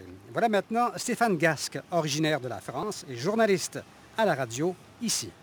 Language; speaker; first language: French; native; French